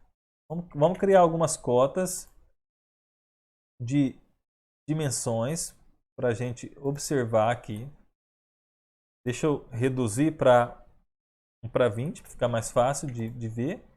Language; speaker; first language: Portuguese; native; Portuguese